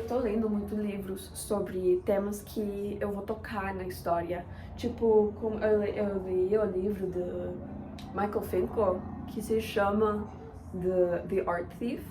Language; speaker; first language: Portuguese; non-native, fluent; Spanish